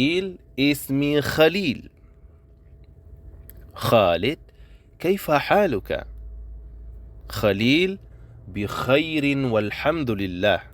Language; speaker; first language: Arabic; non-native, fluent; Indonesian